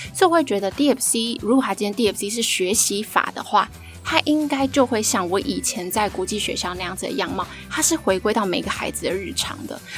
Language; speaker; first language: Chinese; native; Chinese